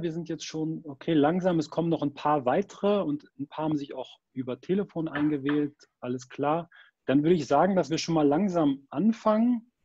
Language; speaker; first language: German; native; German